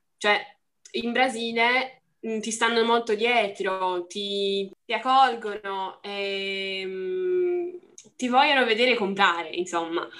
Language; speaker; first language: Italian; non-native, fluent; Portuguese